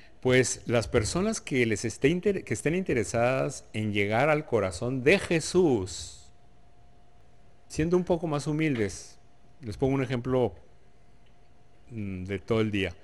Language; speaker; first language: Spanish; native; Spanish